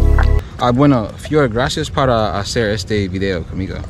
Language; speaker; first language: Spanish; non-native, learner; English